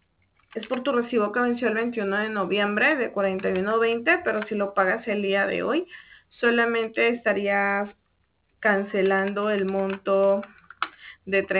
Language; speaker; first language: Spanish; native; Spanish